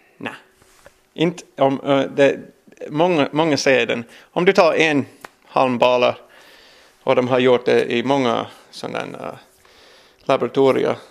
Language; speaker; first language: Swedish; non-native, learner; English